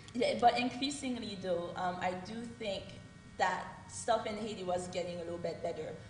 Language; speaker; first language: English; early bilingual, other home language; Haitian Creole